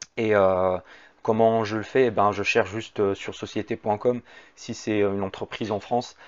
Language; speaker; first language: French; native; French